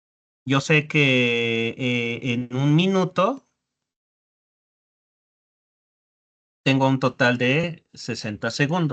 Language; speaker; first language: Spanish; native; Spanish